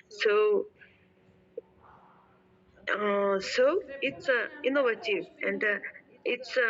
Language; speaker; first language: English; non-native, learner; Mongolian